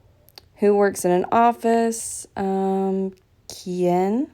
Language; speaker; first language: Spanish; non-native, learner; English